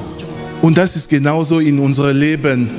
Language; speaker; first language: German; non-native, fluent; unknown